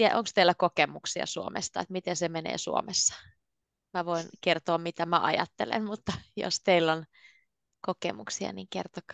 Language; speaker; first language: Finnish; native; Finnish